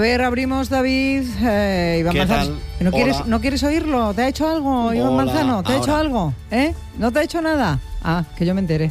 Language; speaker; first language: Spanish; native; Spanish